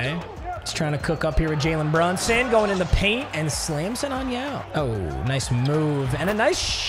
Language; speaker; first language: English; native; English